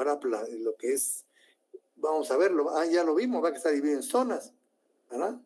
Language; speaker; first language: Spanish; native; Spanish